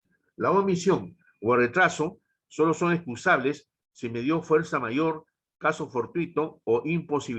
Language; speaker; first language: Spanish; native; Spanish